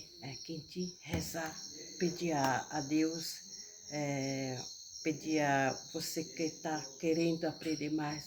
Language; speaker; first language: Portuguese; non-native, local second language; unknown